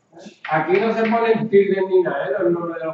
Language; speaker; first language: Spanish; native; Spanish